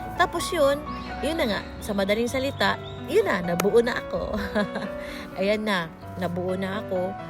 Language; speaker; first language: Filipino; non-native, local second language; Cebuano